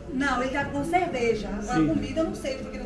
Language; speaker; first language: Portuguese; native; Portuguese